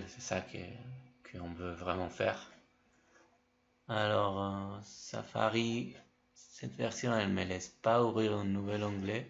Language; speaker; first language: French; non-native, fluent; Spanish